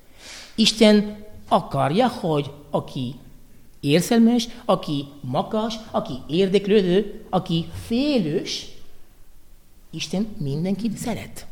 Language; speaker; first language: Hungarian; non-native, learner; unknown